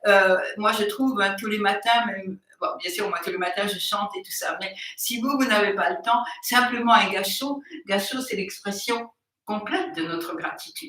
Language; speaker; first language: French; native; French